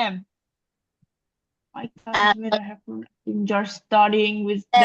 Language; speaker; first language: English; non-native, learner; Vietnamese